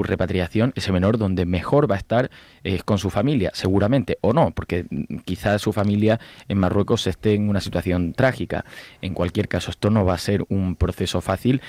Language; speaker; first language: Spanish; native; Spanish